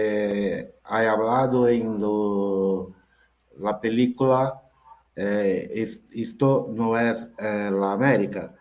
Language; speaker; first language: Spanish; non-native, learner; Portuguese